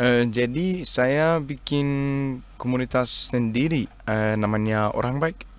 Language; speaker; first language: Indonesian; non-native, learner; Danish